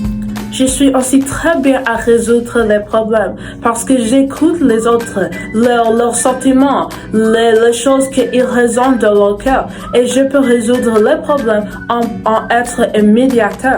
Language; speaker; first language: French; non-native, learner; English